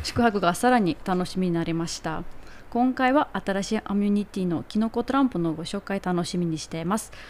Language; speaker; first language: Japanese; non-native, fluent; Armenian